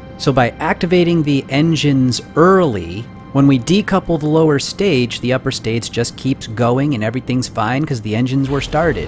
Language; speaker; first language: English; native; English